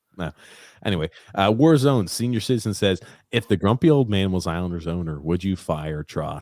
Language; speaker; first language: English; native; English